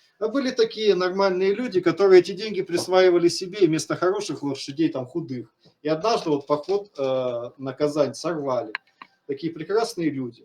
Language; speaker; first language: Russian; native; Russian